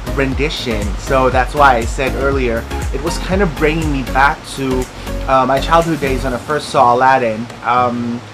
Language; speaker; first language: English; non-native, local second language; Filipino